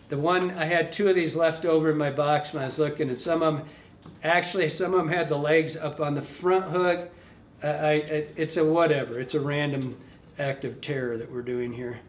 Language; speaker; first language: English; native; English